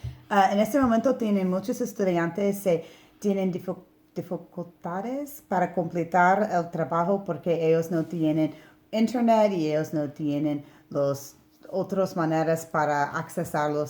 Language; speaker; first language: Spanish; non-native, learner; English